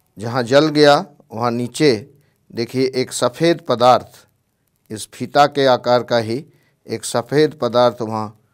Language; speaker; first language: Hindi; native; Hindi